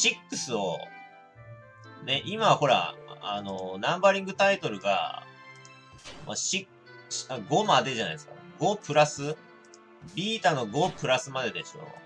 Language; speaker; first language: Japanese; native; Japanese